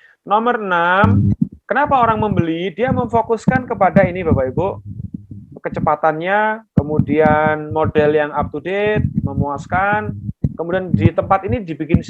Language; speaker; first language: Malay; non-native, local second language; Javanese